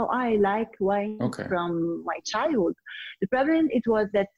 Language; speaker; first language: English; non-native, learner; Italian